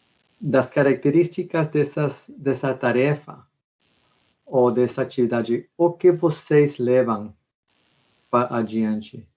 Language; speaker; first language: Portuguese; non-native, fluent; Spanish